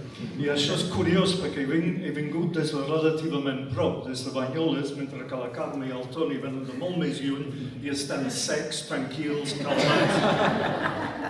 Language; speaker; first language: Catalan; non-native, fluent; English